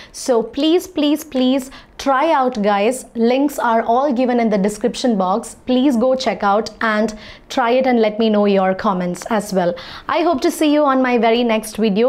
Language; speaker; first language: English; non-native, local second language; Malayalam